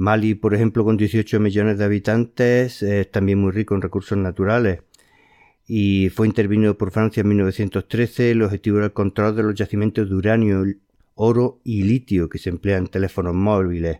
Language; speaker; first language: Spanish; native; Spanish